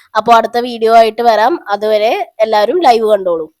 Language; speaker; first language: Malayalam; native; Malayalam